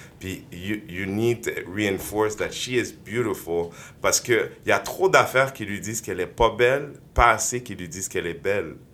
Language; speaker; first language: French; native; French